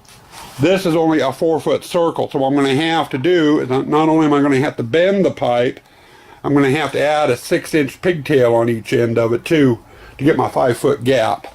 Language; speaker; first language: English; native; English